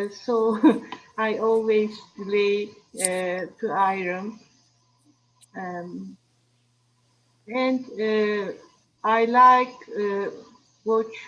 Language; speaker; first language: English; non-native, learner; Turkish